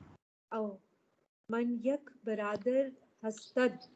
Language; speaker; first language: Persian; non-native, learner; Urdu